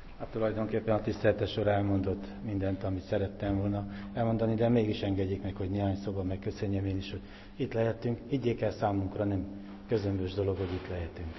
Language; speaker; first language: Hungarian; native; Hungarian